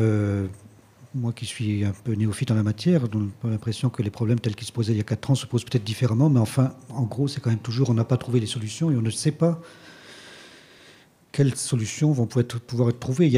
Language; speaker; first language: French; native; French